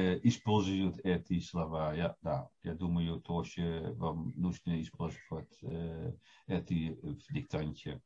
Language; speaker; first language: Russian; non-native, fluent; Dutch